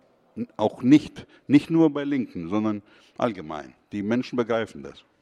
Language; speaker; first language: German; non-native, fluent; Greek